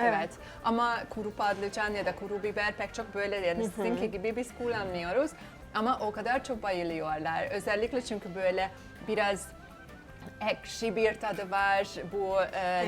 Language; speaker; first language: Turkish; non-native, fluent; Hungarian